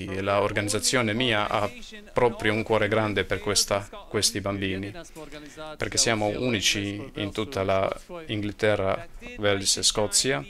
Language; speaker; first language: Italian; non-native, fluent; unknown